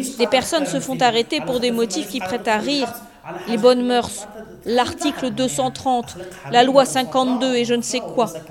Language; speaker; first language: French; non-native, local second language; Arabic